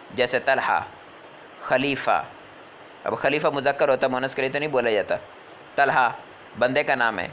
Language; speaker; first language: Urdu; native; Urdu